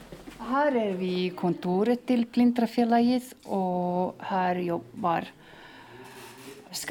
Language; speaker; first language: Swedish; non-native, fluent; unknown